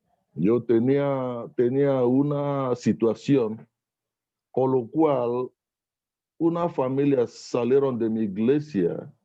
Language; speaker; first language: Spanish; non-native, learner; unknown